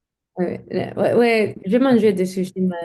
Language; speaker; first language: French; non-native, learner; English